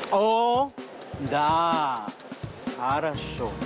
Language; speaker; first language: Russian; non-native, learner; Spanish